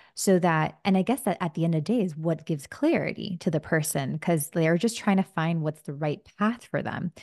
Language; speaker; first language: English; early bilingual, other home language; Spanish